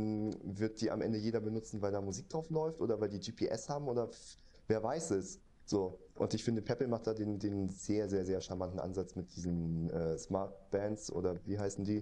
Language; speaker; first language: German; native; German